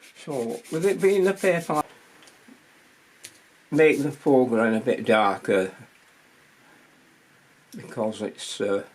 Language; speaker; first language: English; native; English